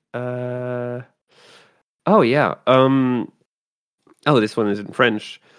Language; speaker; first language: English; non-native, fluent; French